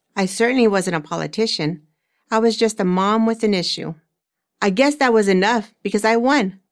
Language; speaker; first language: English; early bilingual, other home language; Spanish